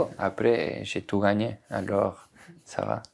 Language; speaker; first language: French; non-native, fluent; Spanish